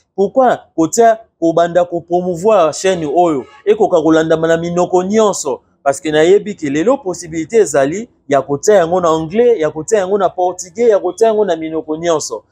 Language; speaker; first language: Lingala; native; Lingala